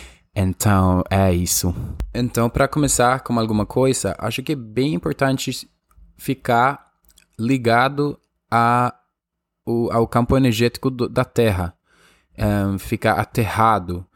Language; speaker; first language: Portuguese; non-native, fluent; Spanish